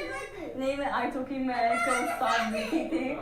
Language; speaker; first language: Hindi; non-native, learner; English